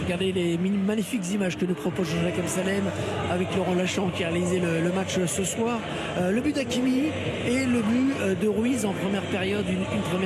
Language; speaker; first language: French; native; French